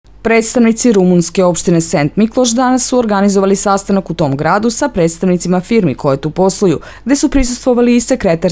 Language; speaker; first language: Serbian; native; Serbian